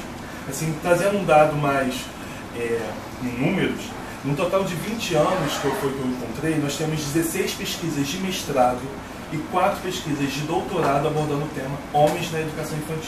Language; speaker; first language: Portuguese; native; Portuguese